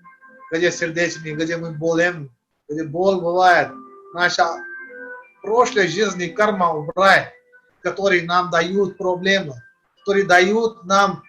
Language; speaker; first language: Russian; non-native, learner; Hindi